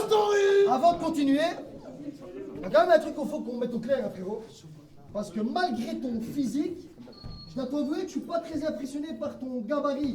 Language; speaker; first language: French; native; French